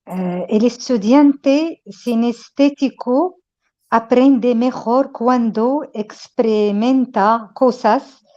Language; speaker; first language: Spanish; non-native, learner; Arabic